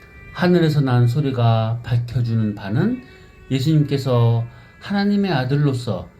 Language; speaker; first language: Korean; native; Korean